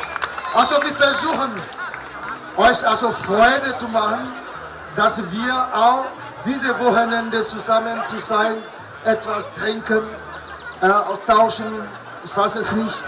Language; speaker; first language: German; non-native, learner; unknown